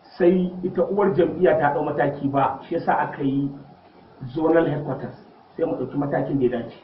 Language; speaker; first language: Hausa; native; Hausa